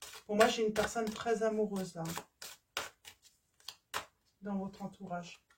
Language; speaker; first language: French; native; French